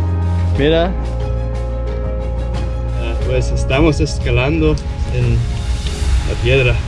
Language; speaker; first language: Spanish; non-native, learner; English